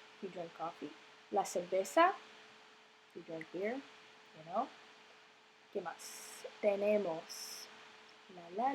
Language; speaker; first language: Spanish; non-native, fluent; English